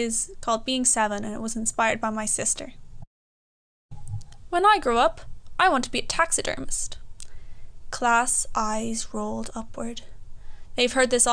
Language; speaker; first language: English; native; English